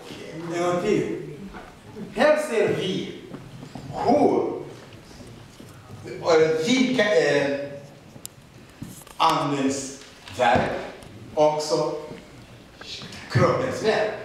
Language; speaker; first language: Swedish; non-native, fluent; Rundi